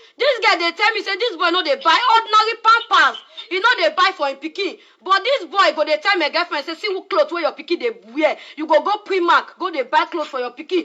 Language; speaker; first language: Nigerian Pidgin; non-native, local second language; Yoruba